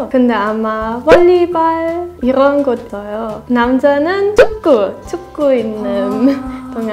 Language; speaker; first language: Korean; non-native, learner; German